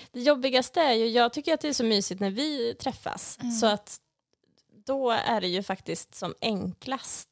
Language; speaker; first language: Swedish; native; Swedish